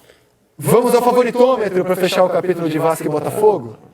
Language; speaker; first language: Portuguese; native; Portuguese